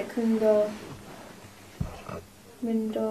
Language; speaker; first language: Spanish; non-native, learner; English